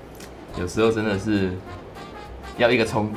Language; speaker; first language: Chinese; native; Chinese